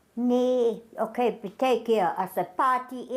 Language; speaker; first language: Afrikaans; non-native, local second language; German